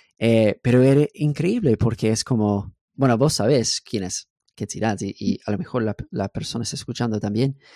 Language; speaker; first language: Spanish; non-native, fluent; English